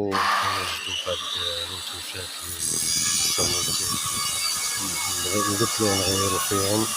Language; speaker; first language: Arabic; native; Arabic